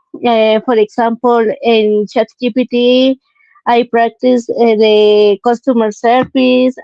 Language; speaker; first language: English; non-native, learner; Spanish